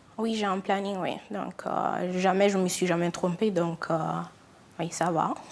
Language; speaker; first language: French; non-native, fluent; Italian